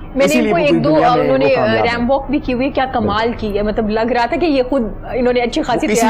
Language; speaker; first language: Urdu; native; Urdu